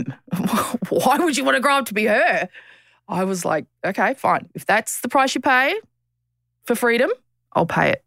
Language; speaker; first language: English; native; English